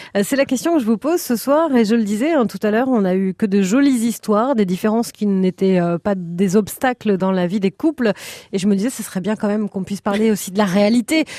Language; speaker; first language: French; native; French